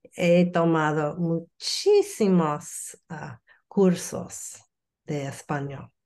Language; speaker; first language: Spanish; non-native, learner; English